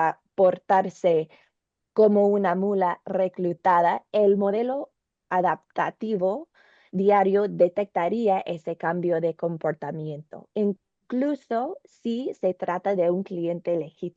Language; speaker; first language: Spanish; non-native, learner; English